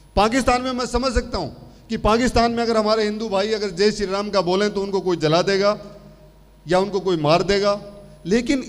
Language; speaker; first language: Hindi; native; Hindi